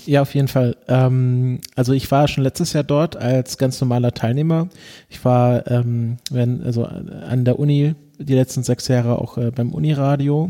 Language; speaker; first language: German; native; German